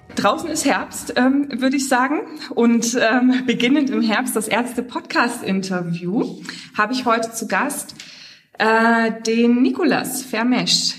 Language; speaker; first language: German; native; German